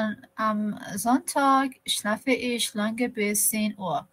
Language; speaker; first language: German; non-native, learner; Persian